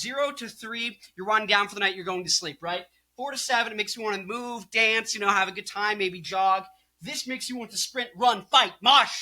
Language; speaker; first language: English; native; English